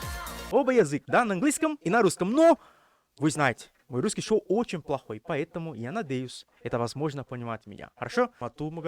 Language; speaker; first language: Russian; non-native, learner; Portuguese